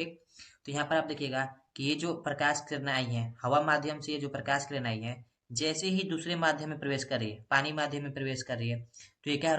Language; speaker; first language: Hindi; native; Hindi